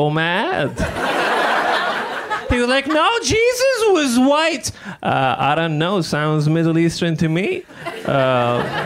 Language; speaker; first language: English; non-native, fluent; Arabic